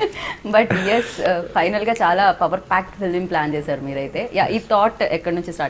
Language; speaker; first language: Telugu; native; Telugu